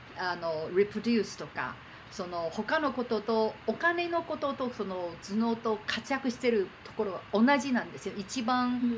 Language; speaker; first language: Japanese; non-native, fluent; Chinese